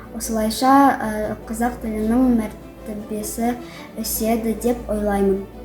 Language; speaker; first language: Kazakh; non-native, local second language; Uyghur